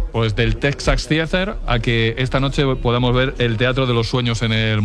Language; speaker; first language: Spanish; native; Spanish